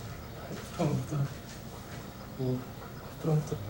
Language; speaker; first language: Italian; early bilingual, other home language; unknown